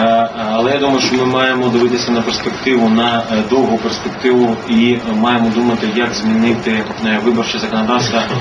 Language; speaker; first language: Ukrainian; native; Ukrainian